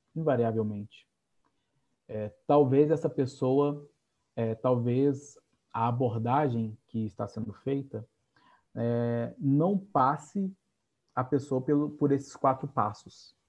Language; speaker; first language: Portuguese; native; Portuguese